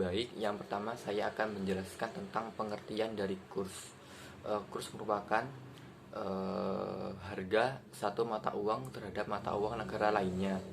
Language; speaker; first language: Indonesian; native; Indonesian